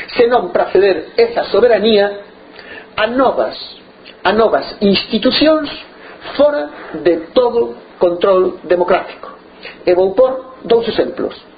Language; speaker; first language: Galician; native; Galician